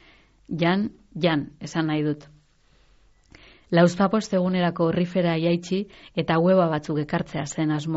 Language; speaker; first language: Basque; native; Basque